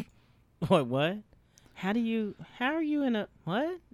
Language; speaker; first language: English; native; English